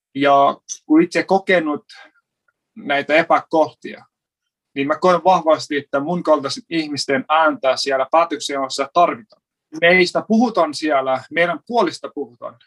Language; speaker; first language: Finnish; non-native, fluent; Persian